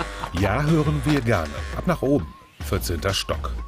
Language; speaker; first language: German; native; German